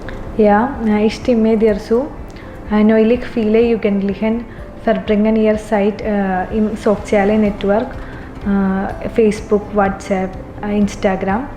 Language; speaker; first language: German; non-native, learner; Malayalam